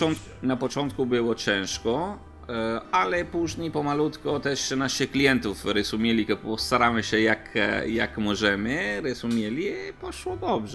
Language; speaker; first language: Polish; non-native, learner; Italian